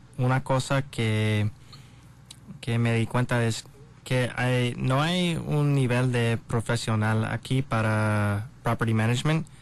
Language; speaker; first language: Spanish; non-native, learner; English